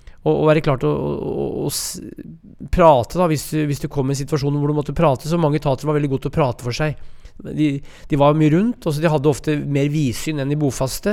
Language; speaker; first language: Norwegian; native; Norwegian